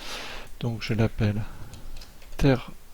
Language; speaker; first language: French; native; French